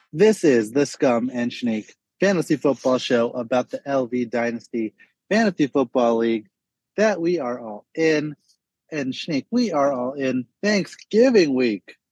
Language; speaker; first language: English; native; English